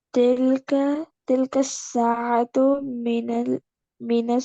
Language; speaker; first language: Arabic; non-native, learner; Urdu